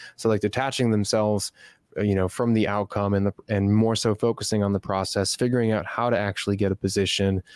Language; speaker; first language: English; native; English